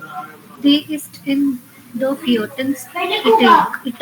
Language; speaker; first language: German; non-native, learner; Hindi